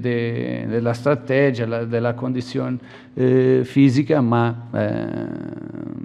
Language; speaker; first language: Italian; non-native, fluent; Portuguese